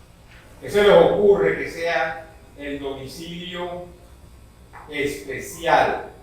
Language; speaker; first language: Spanish; native; Spanish